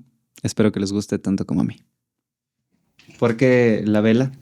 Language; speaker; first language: Spanish; native; Spanish